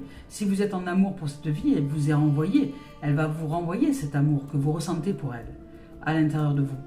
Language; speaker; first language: French; native; French